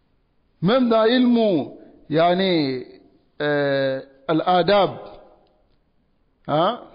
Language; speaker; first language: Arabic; non-native, fluent; Dyula